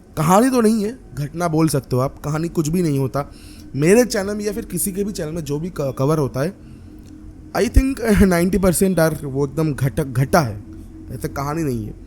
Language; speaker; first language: Hindi; non-native, local second language; Bangla